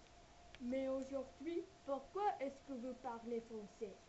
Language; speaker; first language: French; non-native, learner; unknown